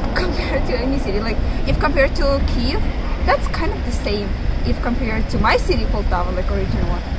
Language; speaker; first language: English; non-native, fluent; Ukrainian